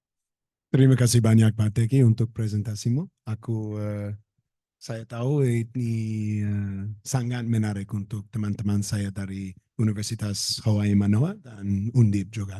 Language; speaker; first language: Indonesian; non-native, learner; English